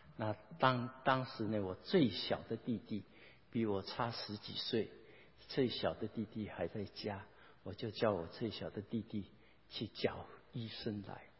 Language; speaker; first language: Chinese; non-native, local second language; Hakka Chinese